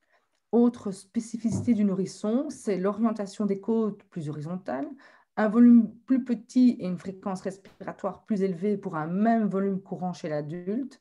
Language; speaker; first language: French; native; French